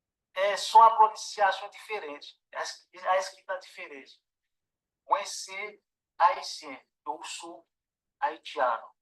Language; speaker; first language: Portuguese; non-native, learner; Haitian Creole